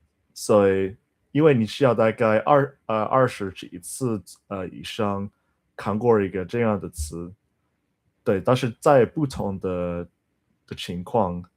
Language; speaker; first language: Chinese; non-native, learner; English